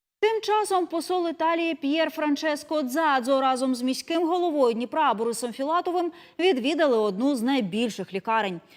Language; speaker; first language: Ukrainian; native; Ukrainian